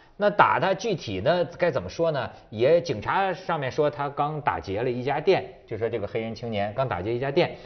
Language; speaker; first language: Chinese; native; Chinese